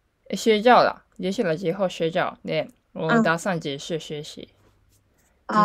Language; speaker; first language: Chinese; non-native, learner; Japanese